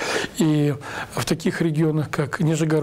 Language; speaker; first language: Russian; native; Russian